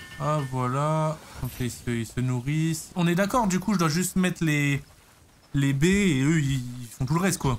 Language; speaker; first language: French; native; French